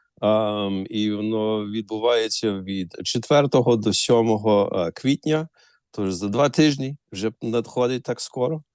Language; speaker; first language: Ukrainian; early bilingual, heritage; Ukrainian